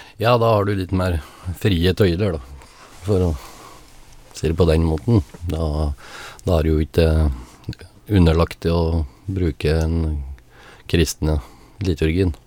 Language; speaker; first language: Norwegian; native; Norwegian